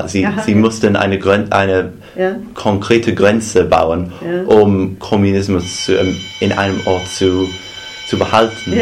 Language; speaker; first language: German; non-native, fluent; English